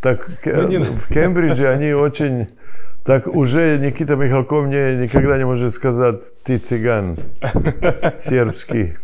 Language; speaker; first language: Russian; non-native, learner; Serbian